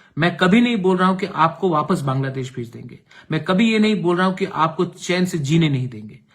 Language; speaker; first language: Hindi; non-native, local second language; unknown